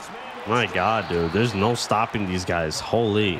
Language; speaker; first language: English; native; English